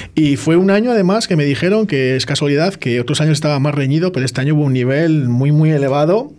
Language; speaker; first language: Spanish; native; Spanish